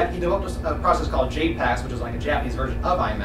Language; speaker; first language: English; native; English